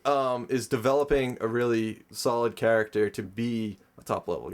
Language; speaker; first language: English; native; English